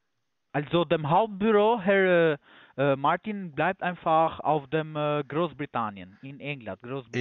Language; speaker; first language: German; non-native, learner; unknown